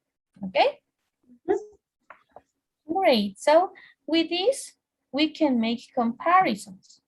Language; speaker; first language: English; non-native, fluent; Spanish